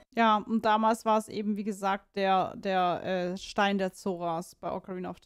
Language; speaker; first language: German; native; German